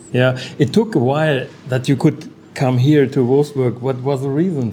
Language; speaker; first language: English; non-native, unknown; German